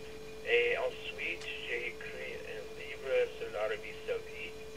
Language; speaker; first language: French; non-native, learner; English